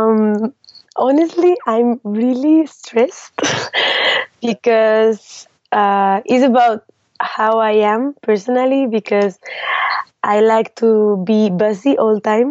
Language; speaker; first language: English; non-native, fluent; Spanish